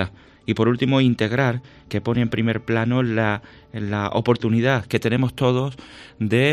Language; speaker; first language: Spanish; native; Spanish